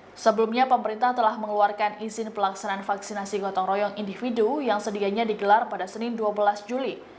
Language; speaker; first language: Indonesian; native; Indonesian